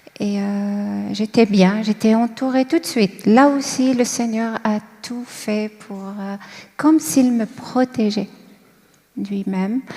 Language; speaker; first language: French; non-native, local second language; Kabyle